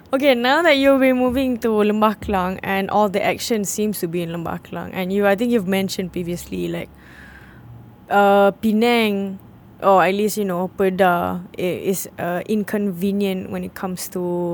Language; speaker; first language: English; non-native, local second language; Malay